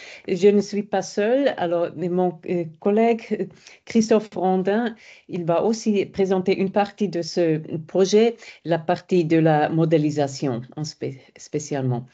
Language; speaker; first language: French; non-native, fluent; German